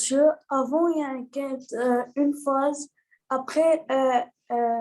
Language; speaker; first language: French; non-native, local second language; Arabic